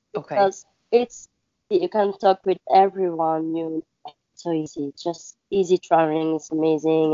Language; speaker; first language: English; non-native, learner; French